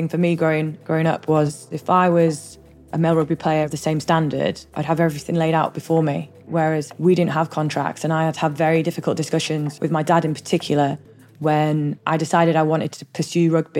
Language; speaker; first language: English; native; English